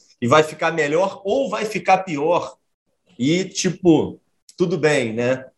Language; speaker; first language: Portuguese; native; Portuguese